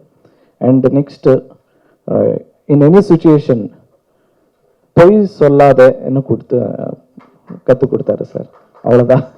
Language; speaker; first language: Tamil; non-native, learner; Kannada